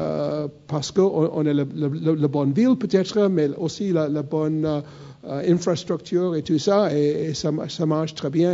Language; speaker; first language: French; non-native, fluent; English